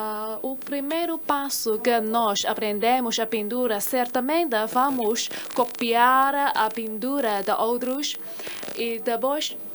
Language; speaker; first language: Portuguese; non-native, fluent; Chinese